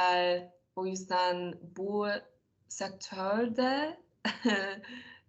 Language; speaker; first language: Turkish; non-native, learner; English